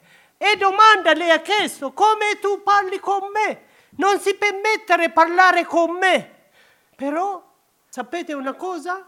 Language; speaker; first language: Italian; non-native, learner; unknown